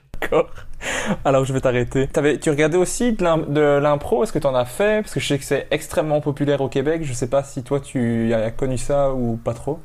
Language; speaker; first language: French; native; French